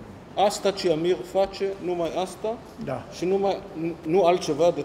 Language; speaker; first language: Romanian; early bilingual, heritage; Hebrew